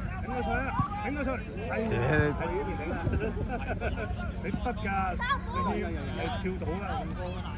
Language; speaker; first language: Chinese; native; Chinese